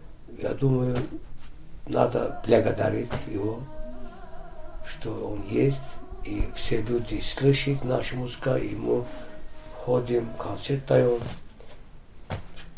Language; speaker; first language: Russian; non-native, learner; Azerbaijani